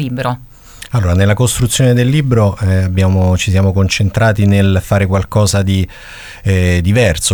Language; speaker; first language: Italian; native; Italian